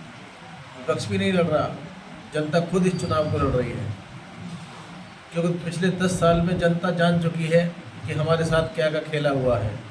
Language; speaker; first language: Hindi; native; Hindi